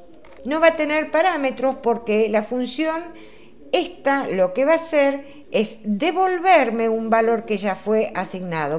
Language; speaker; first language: Spanish; native; Spanish